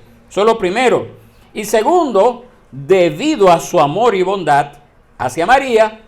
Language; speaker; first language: Spanish; native; Spanish